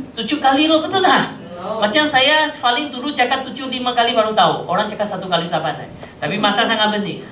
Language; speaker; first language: Malay; non-native, local second language; Chinese